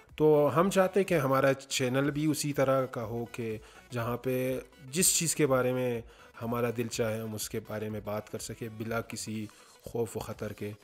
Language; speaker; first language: Urdu; non-native, local second language; Hazaragi